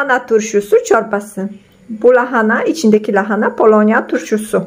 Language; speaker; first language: Turkish; non-native, fluent; Polish